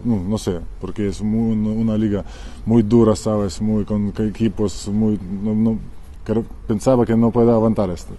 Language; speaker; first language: Spanish; non-native, learner; Ukrainian